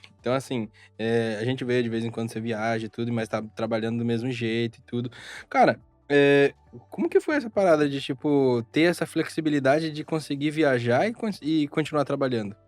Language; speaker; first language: Portuguese; native; Portuguese